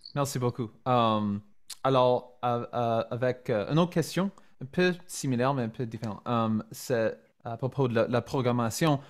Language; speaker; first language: French; non-native, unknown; English